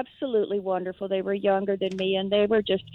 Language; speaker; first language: English; native; English